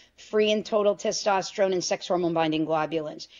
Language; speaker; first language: English; native; English